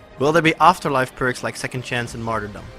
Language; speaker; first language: English; non-native, fluent; Dutch